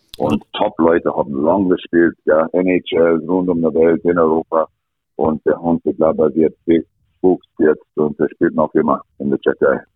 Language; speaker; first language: German; non-native, fluent; English